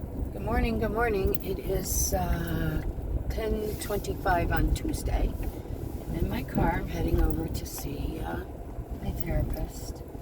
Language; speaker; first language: English; native; English